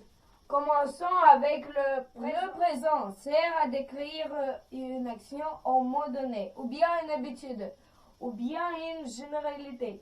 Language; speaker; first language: French; non-native, fluent; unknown